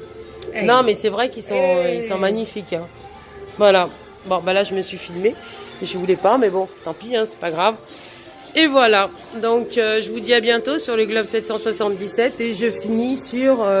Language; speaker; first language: French; native; French